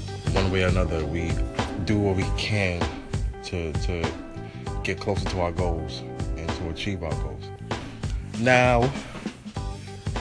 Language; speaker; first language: English; native; English